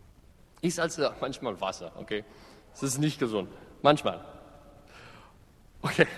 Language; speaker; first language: German; non-native, fluent; English